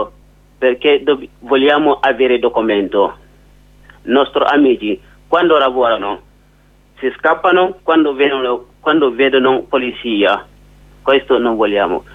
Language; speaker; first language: Italian; non-native, learner; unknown